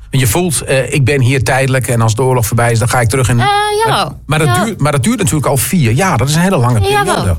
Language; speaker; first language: Dutch; native; Dutch